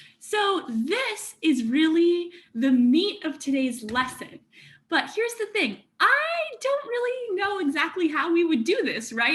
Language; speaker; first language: English; native; English